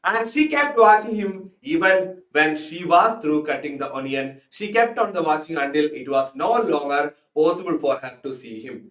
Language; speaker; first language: English; non-native, local second language; Malayalam